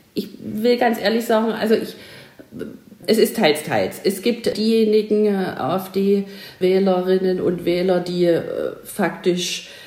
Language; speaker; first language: German; native; German